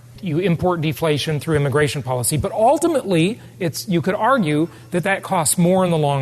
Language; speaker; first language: English; native; English